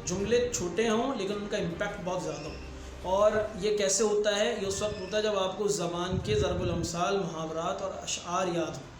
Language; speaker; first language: Urdu; native; Urdu